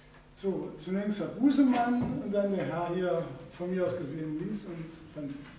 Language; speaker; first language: German; native; German